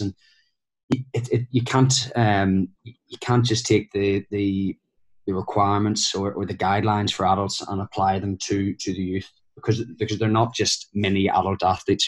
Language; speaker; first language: English; native; English